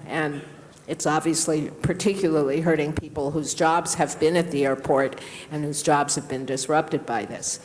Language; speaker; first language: English; native; English